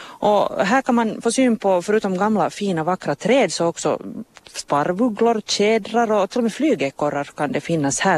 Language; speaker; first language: Swedish; native; Swedish